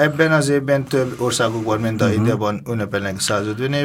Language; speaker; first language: Hungarian; non-native, fluent; Bangla